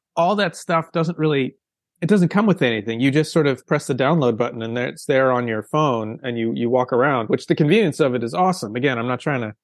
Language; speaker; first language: English; native; English